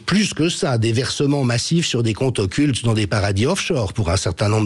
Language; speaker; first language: French; native; French